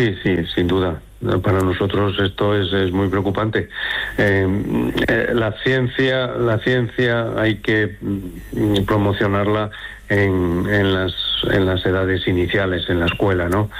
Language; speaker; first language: Spanish; native; Spanish